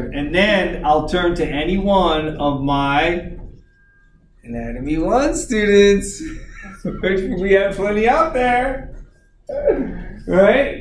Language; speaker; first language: English; native; English